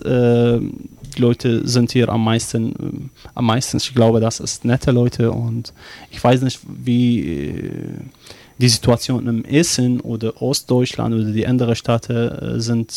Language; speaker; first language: German; non-native, learner; Arabic